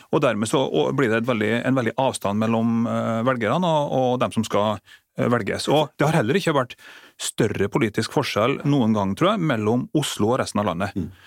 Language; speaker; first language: Norwegian; native; Norwegian